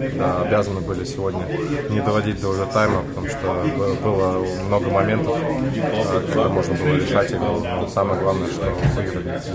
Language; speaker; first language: Russian; native; Russian